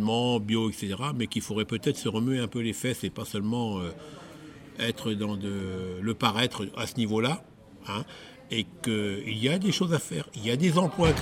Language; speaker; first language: French; native; French